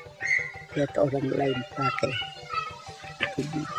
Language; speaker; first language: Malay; non-native, local second language; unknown